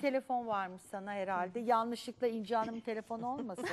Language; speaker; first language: Turkish; native; Turkish